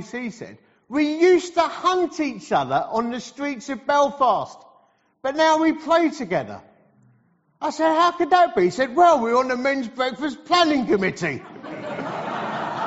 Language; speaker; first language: English; native; English